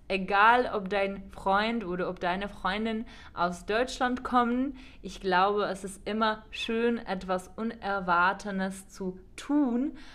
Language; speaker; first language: German; non-native, fluent; Czech